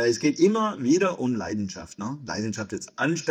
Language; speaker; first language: German; non-native, fluent; English